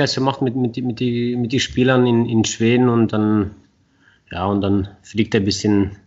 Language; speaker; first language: German; non-native, fluent; Swedish